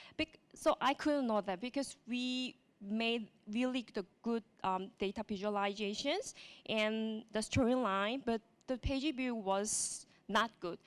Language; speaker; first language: English; non-native, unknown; Korean